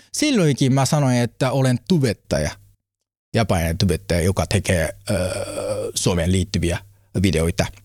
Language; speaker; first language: Finnish; non-native, learner; Japanese